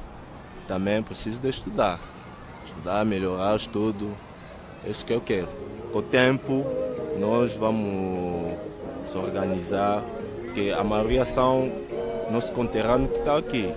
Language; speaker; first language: Portuguese; non-native, fluent; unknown